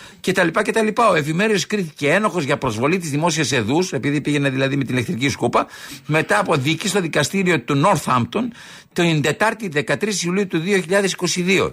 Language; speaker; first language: Greek; native; Greek